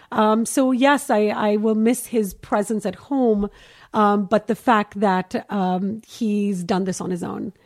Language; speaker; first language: English; early bilingual, heritage; Hindi